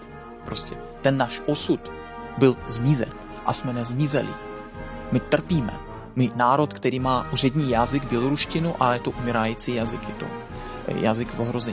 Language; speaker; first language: Czech; non-native, fluent; Belarusian